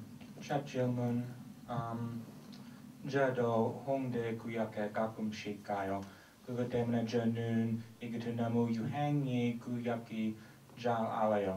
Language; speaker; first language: Korean; non-native, learner; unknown